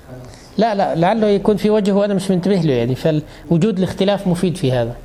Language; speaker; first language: Arabic; native; Arabic